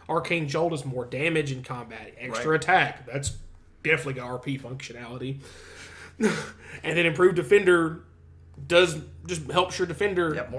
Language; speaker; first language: English; native; English